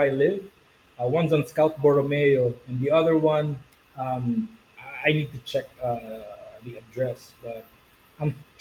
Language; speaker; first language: English; non-native, local second language; Filipino